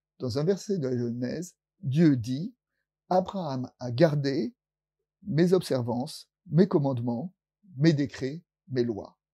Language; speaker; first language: French; native; French